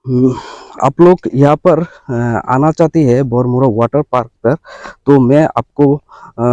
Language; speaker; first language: Hindi; non-native, local second language; Bangla